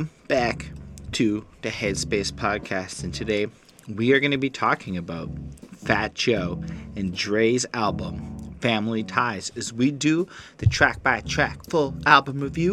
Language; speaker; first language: English; native; English